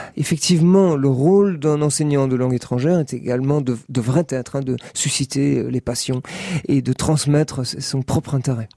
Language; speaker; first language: French; native; French